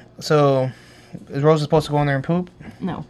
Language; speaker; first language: English; native; English